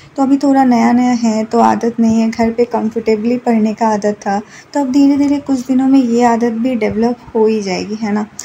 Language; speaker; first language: Hindi; native; Hindi